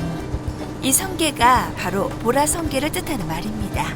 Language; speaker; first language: Korean; native; Korean